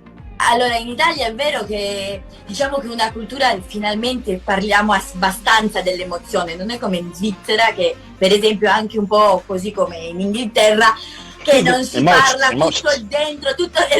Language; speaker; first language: Italian; non-native, fluent; Spanish